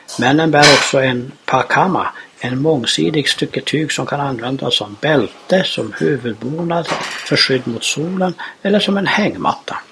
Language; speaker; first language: Swedish; native; Swedish